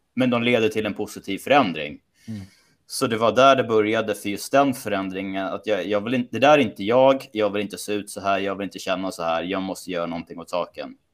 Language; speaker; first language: Swedish; native; Swedish